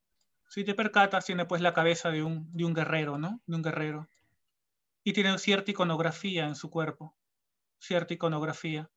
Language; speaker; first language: Spanish; native; Spanish